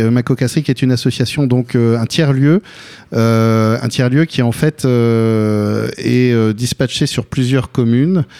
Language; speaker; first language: French; native; French